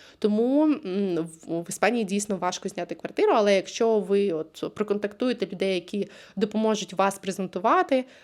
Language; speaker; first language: Ukrainian; native; Ukrainian